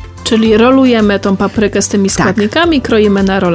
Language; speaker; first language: Polish; native; Polish